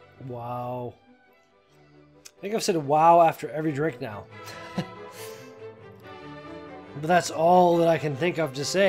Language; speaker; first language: English; native; English